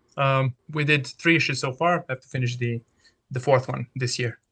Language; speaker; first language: English; non-native, fluent; Serbian